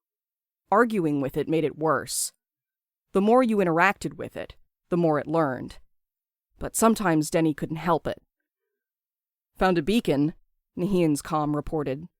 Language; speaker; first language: English; native; English